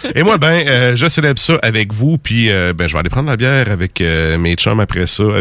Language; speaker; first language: French; native; French